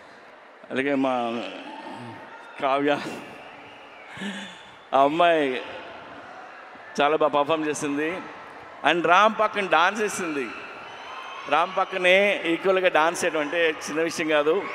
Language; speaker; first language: Telugu; native; Telugu